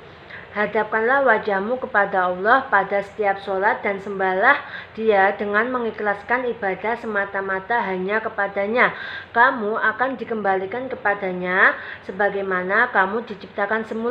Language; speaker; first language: Indonesian; native; Indonesian